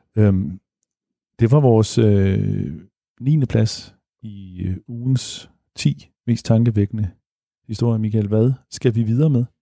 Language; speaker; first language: Danish; native; Danish